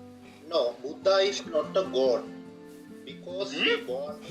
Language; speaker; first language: English; non-native, learner; Sinhala